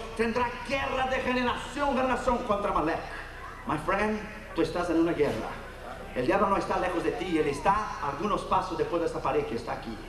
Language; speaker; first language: Spanish; non-native, fluent; Portuguese